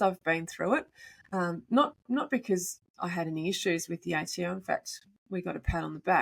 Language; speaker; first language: English; native; English